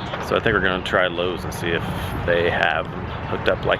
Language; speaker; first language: English; native; English